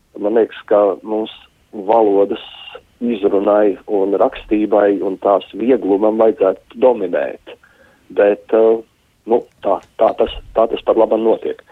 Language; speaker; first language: Latvian; native; Latvian